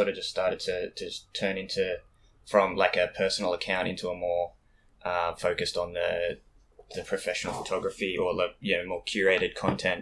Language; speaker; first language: English; native; English